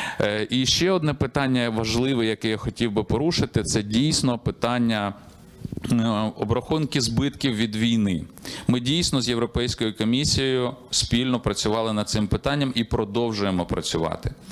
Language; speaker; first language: Ukrainian; native; Ukrainian